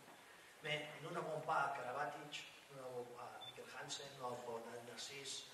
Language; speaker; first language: French; non-native, learner; Spanish